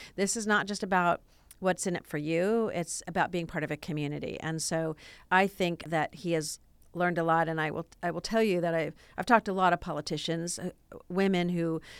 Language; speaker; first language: English; native; English